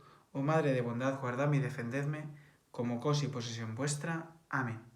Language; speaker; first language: Spanish; native; Spanish